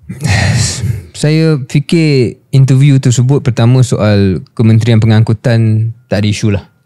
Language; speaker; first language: Malay; native; Malay